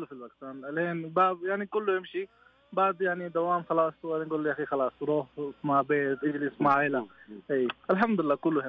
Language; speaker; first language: Arabic; non-native, learner; Urdu